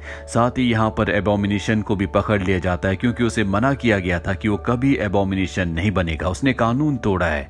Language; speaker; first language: Hindi; native; Hindi